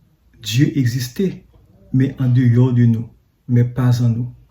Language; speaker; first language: French; non-native, learner; Haitian Creole